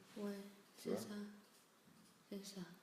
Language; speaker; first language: French; non-native, learner; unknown